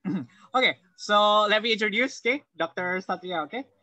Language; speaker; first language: English; non-native, fluent; Indonesian